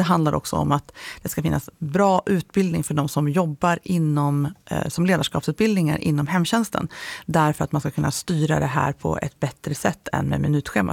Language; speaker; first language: Swedish; native; Swedish